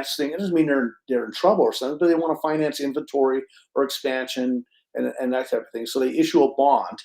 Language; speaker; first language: English; native; English